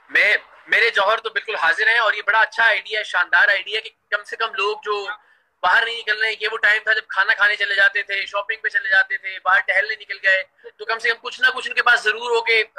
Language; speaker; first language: Urdu; native; Urdu